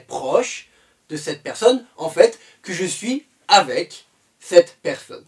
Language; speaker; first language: French; native; French